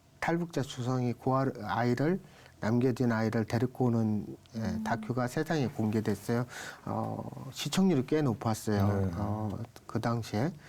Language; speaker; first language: Korean; native; Korean